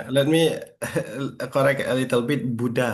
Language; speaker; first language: English; non-native, fluent; Indonesian